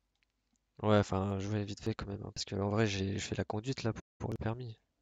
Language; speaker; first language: French; native; French